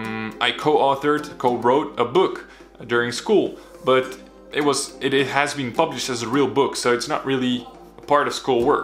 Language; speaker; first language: English; non-native, fluent; Dutch